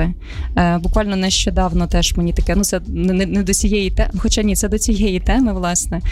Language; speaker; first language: Ukrainian; native; Ukrainian